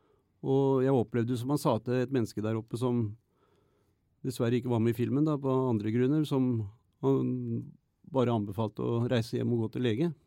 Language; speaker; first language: Norwegian; native; Norwegian